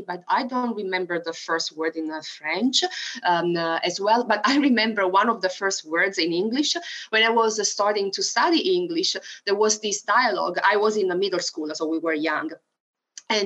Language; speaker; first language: English; non-native, fluent; Italian